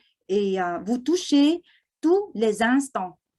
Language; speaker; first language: French; non-native, fluent; Vietnamese